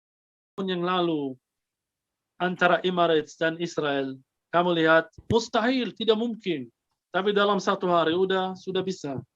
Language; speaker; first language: Indonesian; non-native, fluent; Arabic